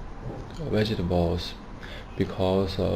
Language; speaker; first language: English; non-native, learner; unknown